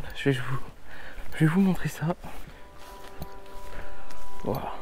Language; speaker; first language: French; native; French